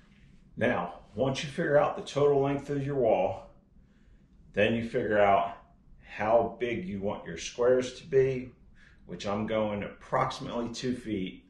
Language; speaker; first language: English; native; English